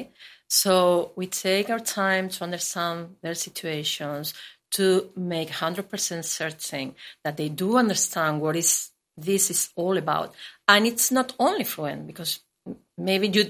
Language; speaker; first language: English; non-native, fluent; Spanish